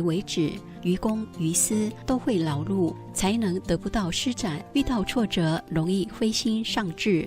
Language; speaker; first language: Chinese; native; Chinese